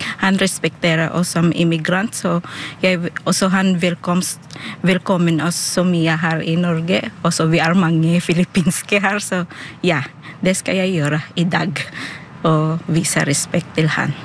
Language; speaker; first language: Norwegian; non-native, learner; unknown